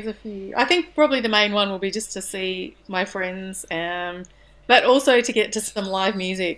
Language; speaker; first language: English; native; English